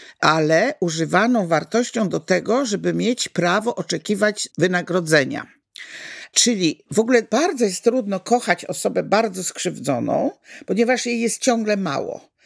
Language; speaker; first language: Polish; native; Polish